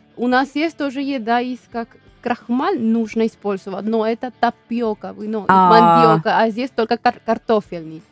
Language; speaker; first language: Russian; non-native, learner; Spanish